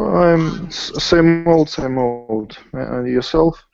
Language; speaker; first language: English; non-native, fluent; Russian